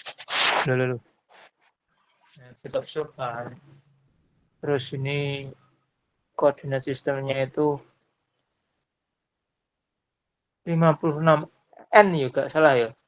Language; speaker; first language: Indonesian; non-native, local second language; Javanese